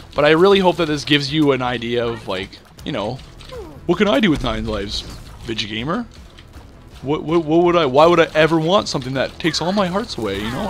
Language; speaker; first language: English; native; English